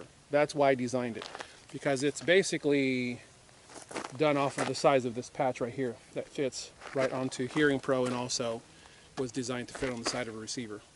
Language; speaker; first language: English; native; English